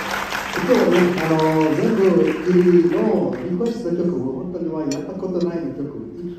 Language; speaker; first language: Japanese; non-native, learner; English